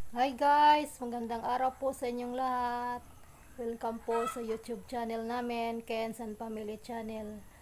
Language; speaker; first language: Filipino; non-native, local second language; Cebuano